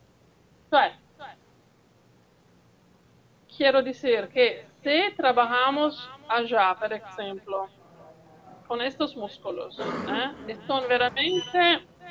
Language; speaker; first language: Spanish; non-native, learner; Italian